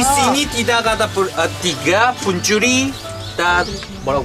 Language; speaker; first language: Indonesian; non-native, learner; Korean